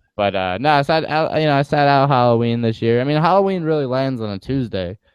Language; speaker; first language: English; native; English